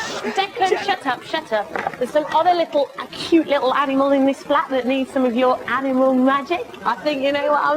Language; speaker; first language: English; native; English